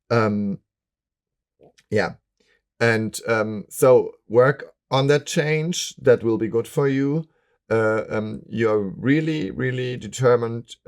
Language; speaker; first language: English; non-native, fluent; German